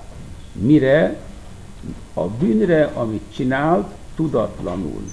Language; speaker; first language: Hungarian; non-native, fluent; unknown